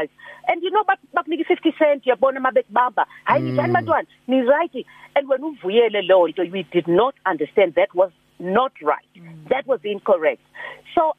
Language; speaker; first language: English; non-native, local second language; Zulu